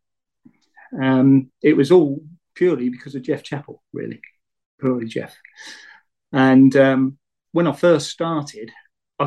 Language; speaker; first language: English; native; English